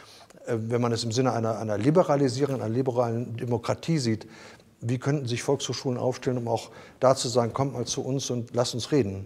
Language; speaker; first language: German; native; German